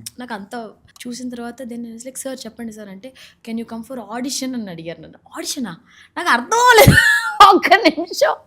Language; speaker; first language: Telugu; native; Telugu